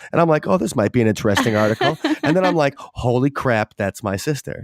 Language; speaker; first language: English; native; English